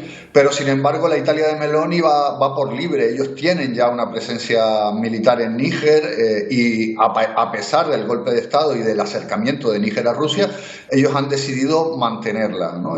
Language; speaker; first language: Spanish; native; Spanish